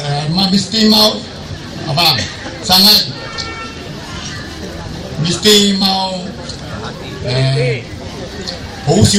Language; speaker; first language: Indonesian; non-native, local second language; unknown